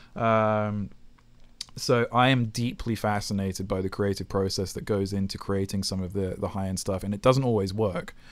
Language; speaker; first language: English; native; English